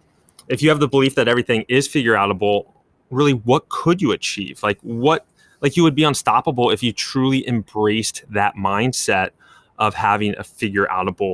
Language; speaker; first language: English; native; English